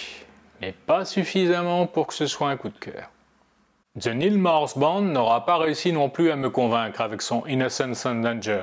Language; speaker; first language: French; native; French